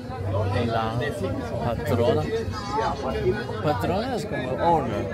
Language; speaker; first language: Spanish; non-native, learner; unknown